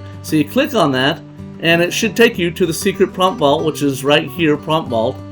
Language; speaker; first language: English; native; English